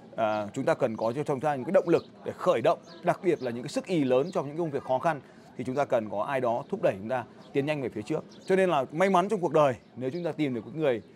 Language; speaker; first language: Vietnamese; native; Vietnamese